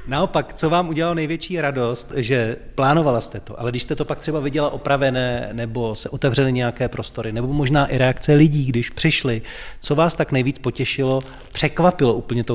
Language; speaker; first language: Czech; native; Czech